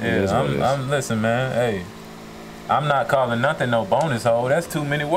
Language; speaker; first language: English; native; English